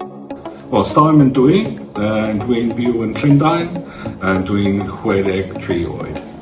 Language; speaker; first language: Welsh; non-native, learner; English